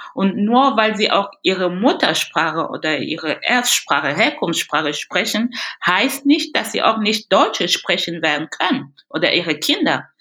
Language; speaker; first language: German; non-native, fluent; French